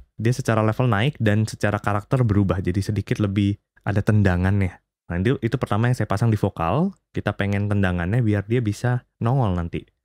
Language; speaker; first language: Indonesian; native; Indonesian